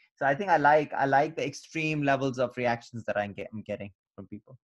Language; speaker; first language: English; non-native, local second language; Urdu